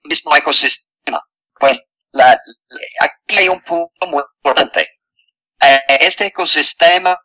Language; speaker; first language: Spanish; non-native, fluent; English